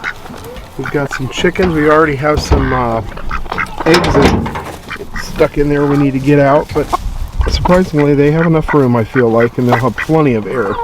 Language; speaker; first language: English; native; English